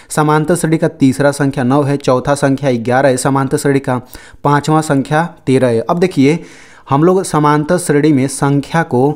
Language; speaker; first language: Hindi; native; Hindi